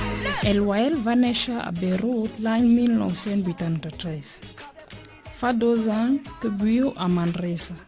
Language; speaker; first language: Catalan; non-native, fluent; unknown